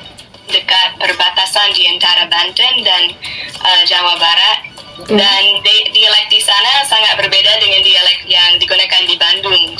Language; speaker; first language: Indonesian; non-native, fluent; English